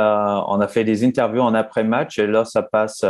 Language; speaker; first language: French; non-native, fluent; English